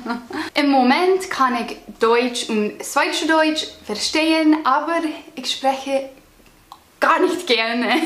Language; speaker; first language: German; non-native, fluent; English